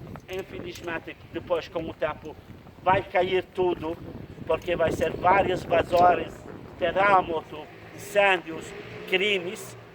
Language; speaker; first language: Portuguese; non-native, fluent; Turkish